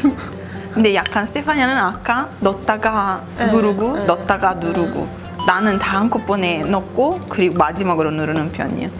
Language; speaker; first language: Korean; non-native, learner; Italian